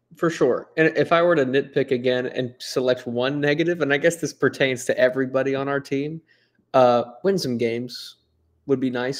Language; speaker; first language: English; native; English